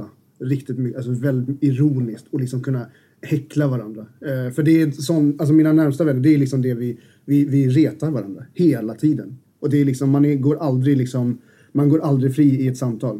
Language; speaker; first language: Swedish; native; Swedish